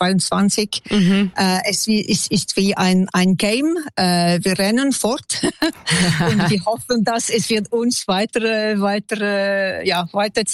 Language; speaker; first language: German; non-native, local second language; French